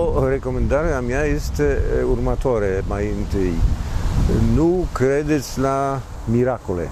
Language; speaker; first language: Romanian; non-native, fluent; Polish